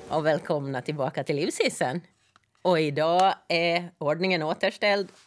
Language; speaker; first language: Swedish; native; Swedish